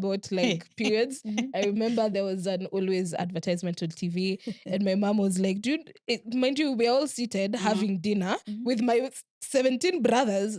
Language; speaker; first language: English; non-native, local second language; Swahili